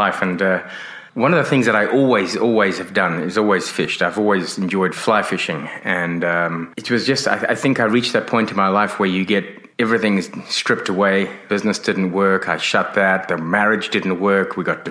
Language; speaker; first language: English; native; English